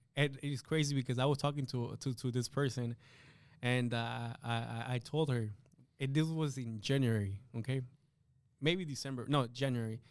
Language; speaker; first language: English; early bilingual, other home language; Spanish